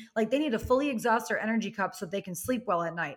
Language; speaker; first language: English; native; English